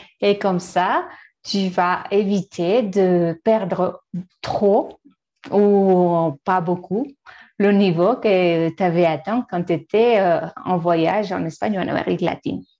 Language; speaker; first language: French; non-native, fluent; Spanish